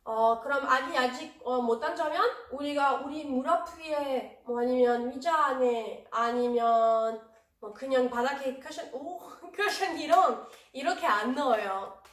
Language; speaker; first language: Korean; non-native, learner; French